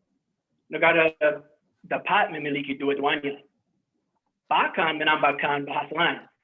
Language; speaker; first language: Indonesian; non-native, fluent; English